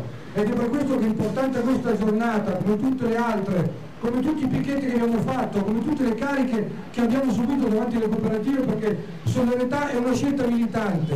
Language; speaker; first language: Italian; native; Italian